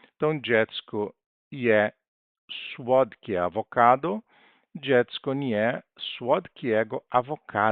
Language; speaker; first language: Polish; non-native, learner; Portuguese